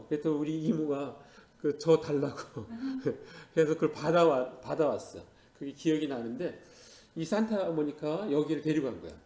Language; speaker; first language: Korean; native; Korean